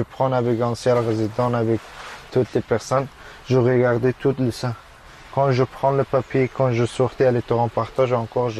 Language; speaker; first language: French; non-native, learner; Persian